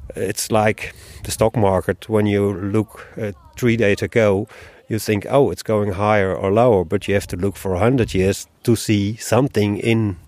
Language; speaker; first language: English; non-native, learner; Dutch